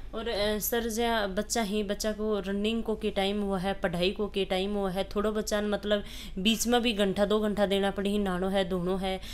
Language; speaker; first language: Hindi; native; Hindi